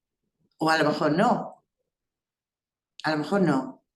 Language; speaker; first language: Spanish; non-native, fluent; English